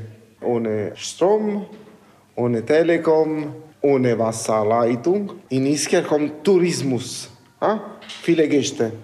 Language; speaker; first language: German; non-native, learner; Italian